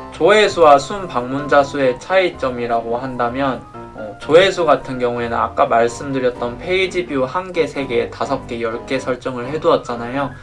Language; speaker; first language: Korean; native; Korean